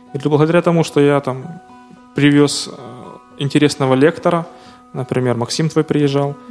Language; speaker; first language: Russian; non-native, local second language; Ukrainian